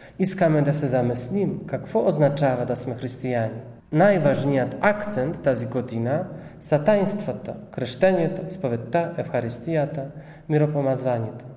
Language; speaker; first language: Bulgarian; non-native, fluent; Polish